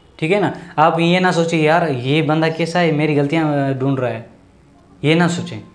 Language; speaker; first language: Urdu; non-native, local second language; Sindhi